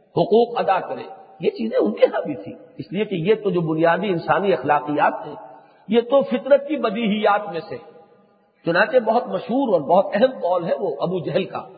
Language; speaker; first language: Urdu; native; Urdu